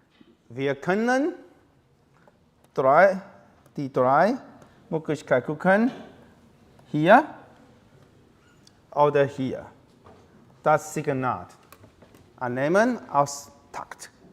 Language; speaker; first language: German; non-native, learner; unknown